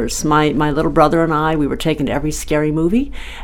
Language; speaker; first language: English; native; English